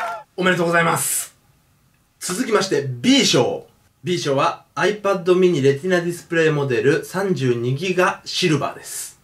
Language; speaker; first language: Japanese; native; Japanese